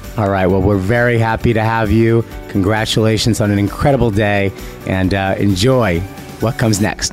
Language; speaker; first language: English; native; English